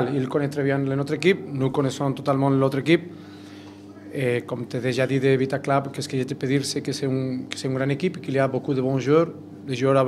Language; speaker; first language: French; non-native, fluent; Spanish